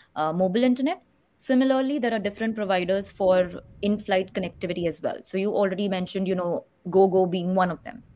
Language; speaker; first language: English; non-native, local second language; Hindi